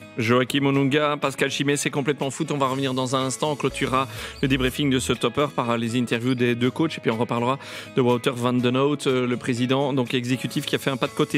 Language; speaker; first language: French; native; French